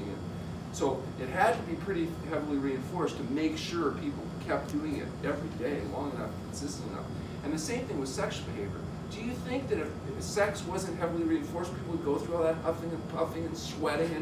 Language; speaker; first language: English; native; English